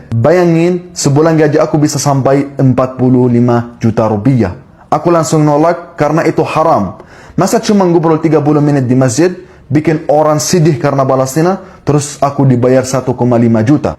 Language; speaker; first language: Indonesian; non-native, fluent; Arabic